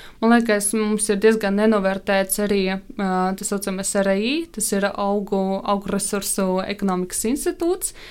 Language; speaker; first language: Latvian; non-native, local second language; Russian